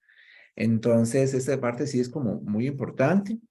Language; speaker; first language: Spanish; native; Spanish